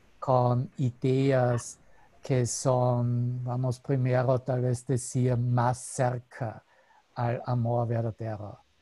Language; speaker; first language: Spanish; non-native, fluent; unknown